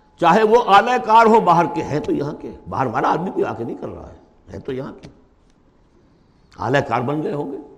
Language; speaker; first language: Urdu; native; Urdu